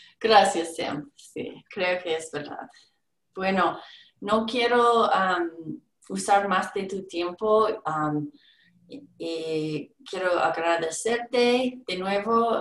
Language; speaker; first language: Spanish; non-native, learner; English